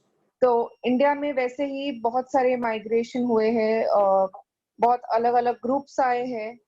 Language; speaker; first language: Hindi; native; Hindi